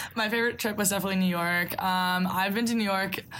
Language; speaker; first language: English; native; English